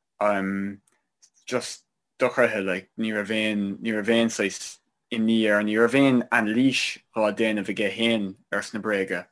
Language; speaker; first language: Irish; non-native, local second language; English